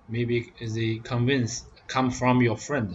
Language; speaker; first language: English; non-native, learner; Vietnamese